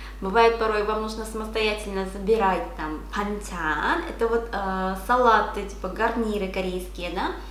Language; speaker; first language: Russian; non-native, fluent; Korean